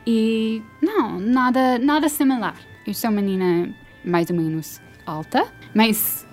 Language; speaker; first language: Portuguese; non-native, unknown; English